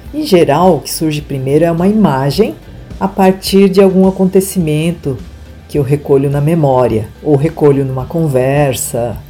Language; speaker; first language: Portuguese; non-native, local second language; Japanese